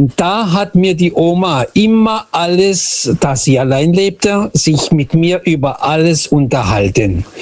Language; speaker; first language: German; early bilingual, other home language; Portuguese